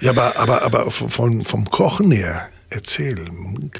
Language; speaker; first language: German; native; German